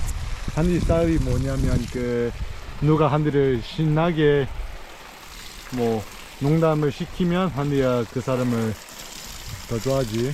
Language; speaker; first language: Korean; early bilingual, heritage; Korean